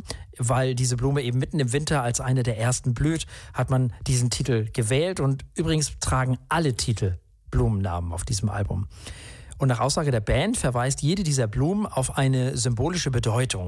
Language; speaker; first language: German; native; German